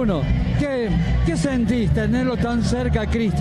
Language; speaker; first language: Spanish; native; Spanish